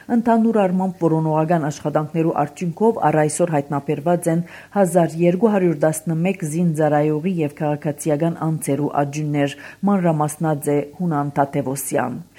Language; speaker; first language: Armenian; early bilingual, heritage; Armenian